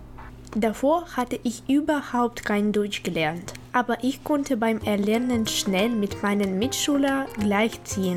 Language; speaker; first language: German; non-native, fluent; Ukrainian